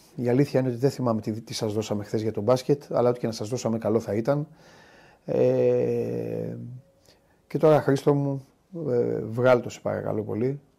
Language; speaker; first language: Greek; native; Greek